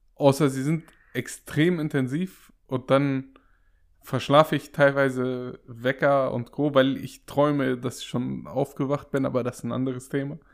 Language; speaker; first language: German; native; German